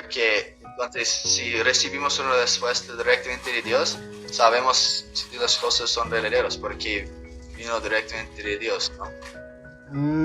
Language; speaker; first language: Spanish; non-native, fluent; English